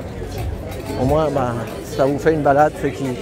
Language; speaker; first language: French; native; French